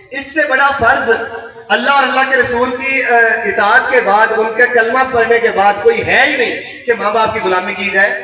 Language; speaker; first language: Urdu; non-native, local second language; Punjabi